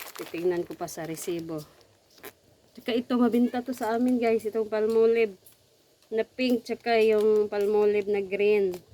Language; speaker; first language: Filipino; non-native, local second language; Cebuano